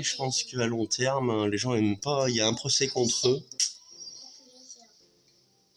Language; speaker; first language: French; native; French